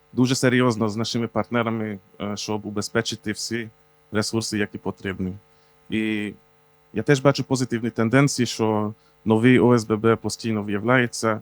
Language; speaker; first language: Ukrainian; non-native, fluent; Hungarian